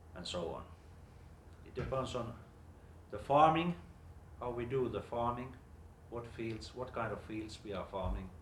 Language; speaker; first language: English; non-native, fluent; Finnish